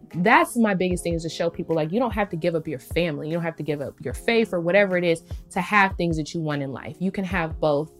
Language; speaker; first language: English; native; English